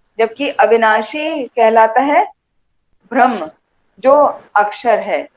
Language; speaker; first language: Hindi; native; Hindi